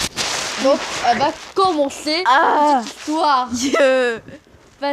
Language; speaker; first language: French; native; French